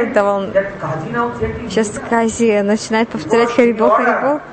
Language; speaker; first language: Russian; non-native, learner; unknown